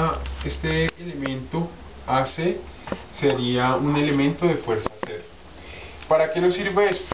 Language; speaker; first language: Spanish; native; Spanish